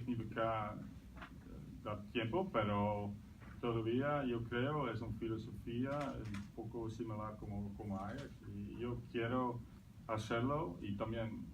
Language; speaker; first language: Spanish; non-native, learner; Dutch